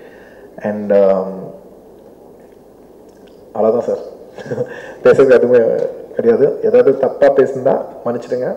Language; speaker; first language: Tamil; non-native, local second language; Telugu